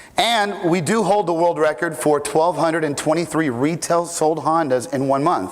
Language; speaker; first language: English; native; English